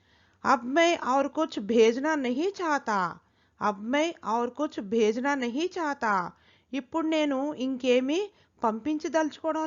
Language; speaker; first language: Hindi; non-native, local second language; Telugu